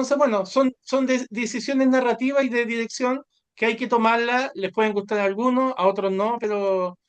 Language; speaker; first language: Spanish; native; Spanish